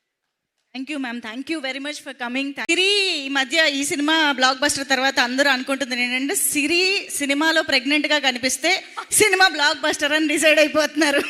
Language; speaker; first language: Telugu; native; Telugu